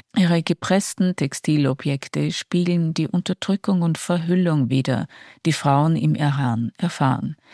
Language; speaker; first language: German; native; German